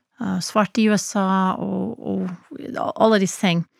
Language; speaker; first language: Norwegian; non-native, fluent; English